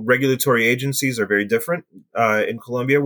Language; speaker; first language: English; native; English